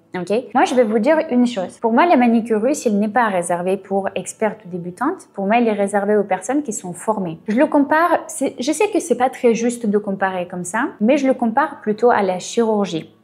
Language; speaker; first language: French; non-native, fluent; Russian